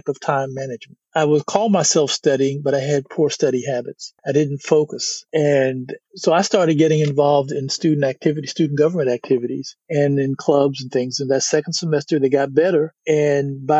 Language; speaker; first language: English; native; English